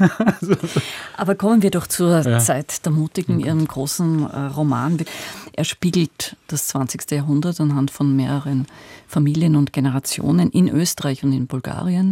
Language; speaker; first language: German; native; German